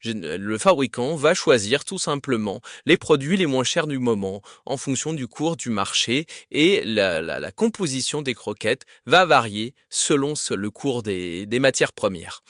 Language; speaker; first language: French; native; French